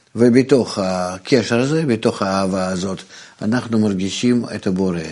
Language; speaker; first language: Hebrew; non-native, fluent; Russian